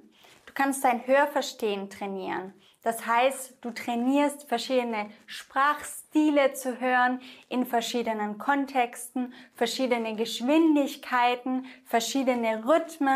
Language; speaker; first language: German; native; German